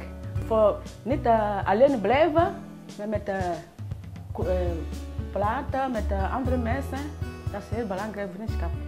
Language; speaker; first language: Dutch; non-native, learner; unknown